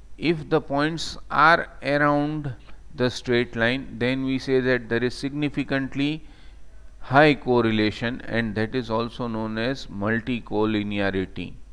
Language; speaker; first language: English; non-native, local second language; Gujarati